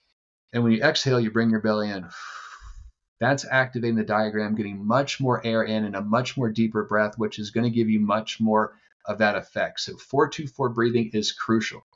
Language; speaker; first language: English; native; English